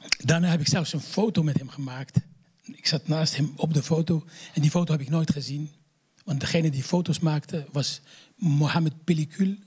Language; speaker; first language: Dutch; non-native, fluent; Arabic